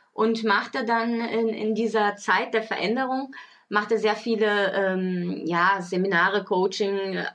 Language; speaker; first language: German; early bilingual, other home language; Portuguese